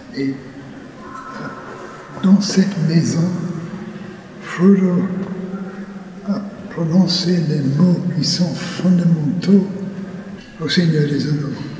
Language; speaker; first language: French; non-native, learner; English